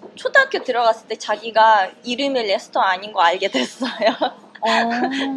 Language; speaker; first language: Korean; non-native, fluent; Russian